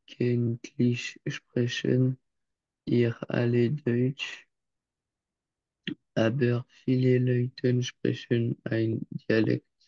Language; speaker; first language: German; non-native, learner; French